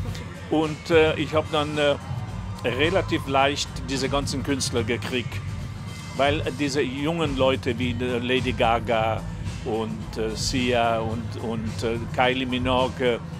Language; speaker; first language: German; non-native, local second language; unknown